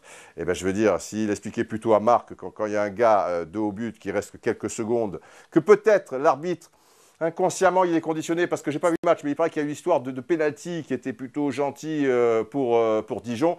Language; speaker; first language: French; native; French